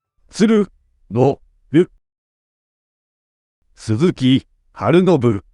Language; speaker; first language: Japanese; native; Japanese